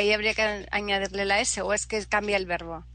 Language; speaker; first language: Spanish; native; Spanish